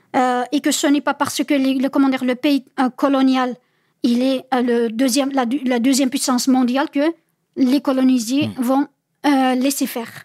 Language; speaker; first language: French; non-native, fluent; Chinese